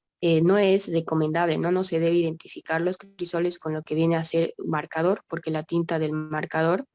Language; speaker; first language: Spanish; native; Spanish